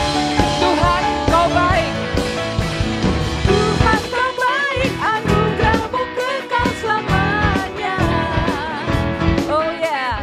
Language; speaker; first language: Indonesian; native; Indonesian